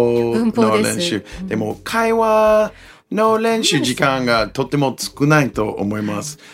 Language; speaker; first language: Japanese; non-native, learner; English